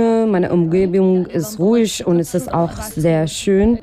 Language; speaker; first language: German; non-native, learner; Arabic